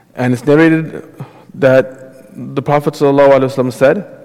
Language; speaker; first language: English; native; English